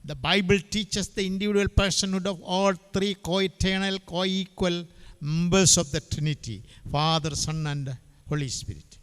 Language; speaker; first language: English; non-native, local second language; Malayalam